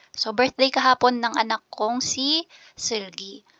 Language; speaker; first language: Filipino; native; Filipino